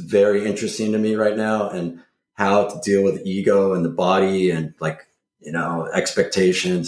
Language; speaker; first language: English; native; English